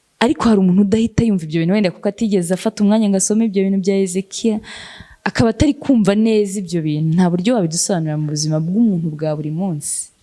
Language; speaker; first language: Kinyarwanda; native; Kinyarwanda